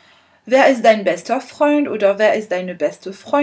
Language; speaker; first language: German; non-native, fluent; French